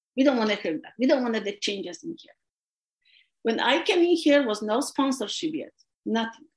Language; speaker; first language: English; non-native, fluent; Polish